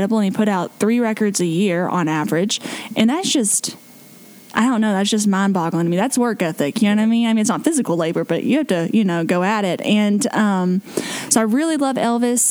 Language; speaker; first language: English; native; English